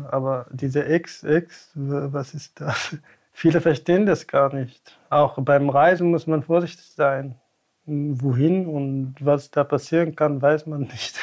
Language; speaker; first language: German; non-native, fluent; Tamasheq